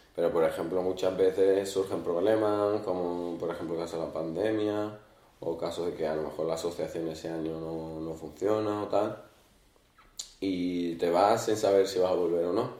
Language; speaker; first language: Spanish; early bilingual, other home language; Arabic